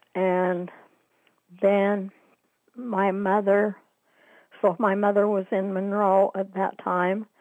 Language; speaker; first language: English; native; English